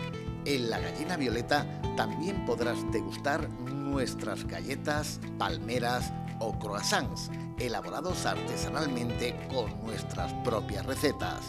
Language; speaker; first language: Spanish; native; Spanish